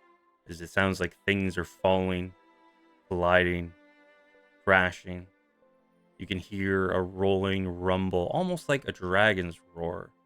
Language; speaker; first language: English; native; English